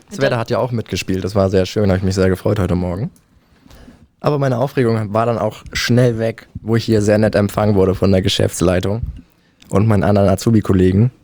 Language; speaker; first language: German; native; German